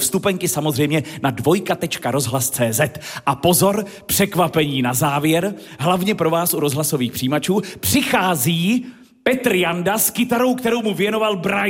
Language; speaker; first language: Czech; native; Czech